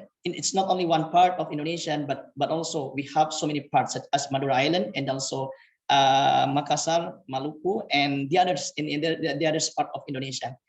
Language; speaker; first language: English; non-native, fluent; Indonesian